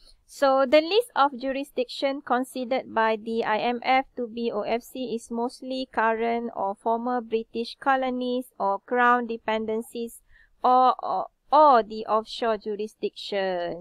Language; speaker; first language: English; non-native, local second language; Malay